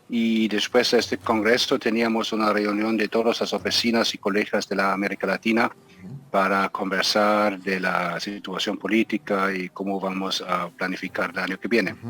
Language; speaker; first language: Spanish; non-native, fluent; German